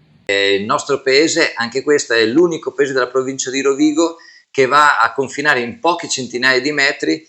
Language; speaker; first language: Italian; native; Italian